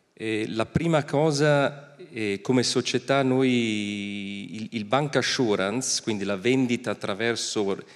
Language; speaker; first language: Italian; non-native, fluent; German